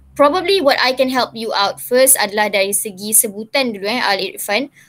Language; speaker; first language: English; non-native, local second language; Malay